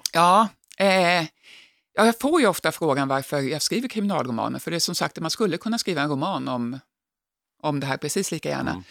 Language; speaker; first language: Swedish; native; Swedish